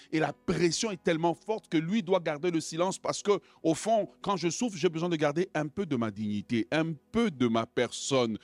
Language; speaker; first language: French; non-native, local second language; Lingala